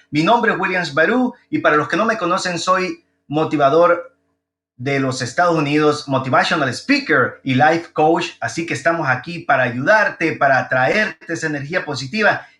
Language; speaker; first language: Spanish; native; Spanish